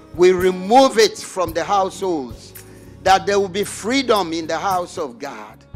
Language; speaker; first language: English; non-native, local second language; Akan